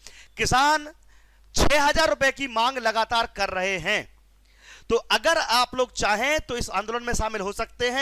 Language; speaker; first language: Hindi; native; Hindi